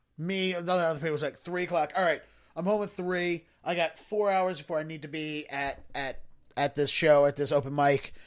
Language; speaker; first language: English; native; English